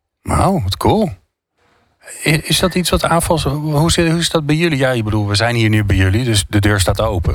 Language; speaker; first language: Dutch; native; Dutch